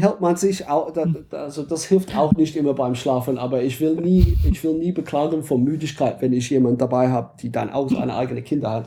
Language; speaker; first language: German; non-native, fluent; English